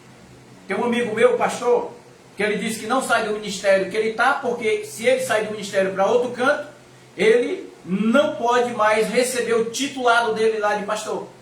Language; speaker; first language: Portuguese; native; Portuguese